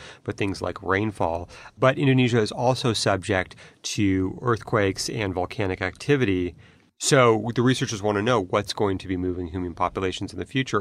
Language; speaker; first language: English; native; English